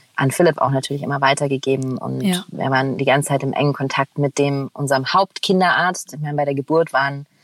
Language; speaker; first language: German; native; German